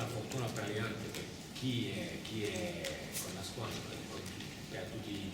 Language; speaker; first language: Italian; non-native, fluent; French